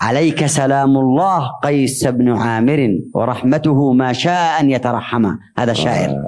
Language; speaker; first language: Arabic; native; Arabic